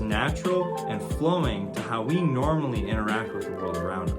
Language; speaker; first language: English; native; English